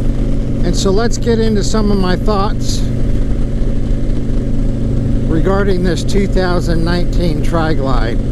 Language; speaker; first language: English; native; English